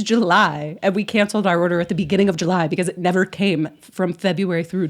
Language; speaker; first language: English; native; English